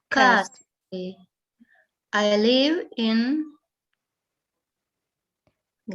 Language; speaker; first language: English; non-native, learner; Russian